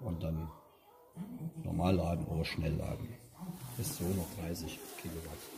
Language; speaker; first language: German; native; German